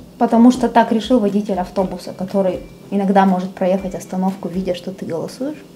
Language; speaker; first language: Russian; native; Russian